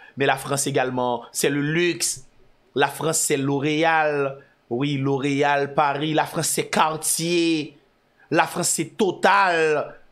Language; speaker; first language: French; non-native, local second language; Haitian Creole